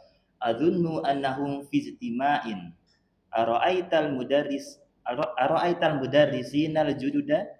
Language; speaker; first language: Arabic; non-native, learner; Indonesian